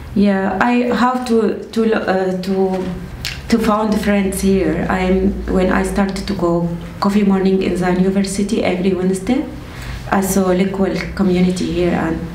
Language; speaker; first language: English; non-native, learner; Arabic